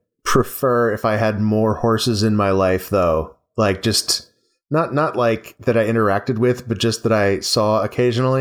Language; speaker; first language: English; native; English